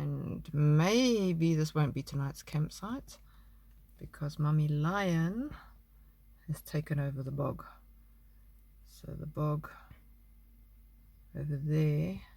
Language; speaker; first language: English; native; English